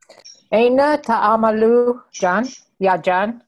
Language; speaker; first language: Arabic; non-native, learner; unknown